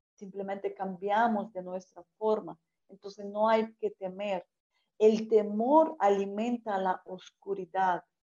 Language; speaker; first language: Spanish; non-native, fluent; Ukrainian